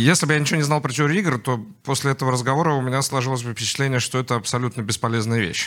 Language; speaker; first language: Russian; native; Russian